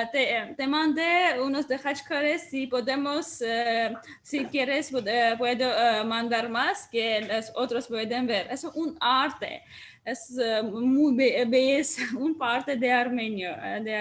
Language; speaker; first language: Spanish; non-native, fluent; Armenian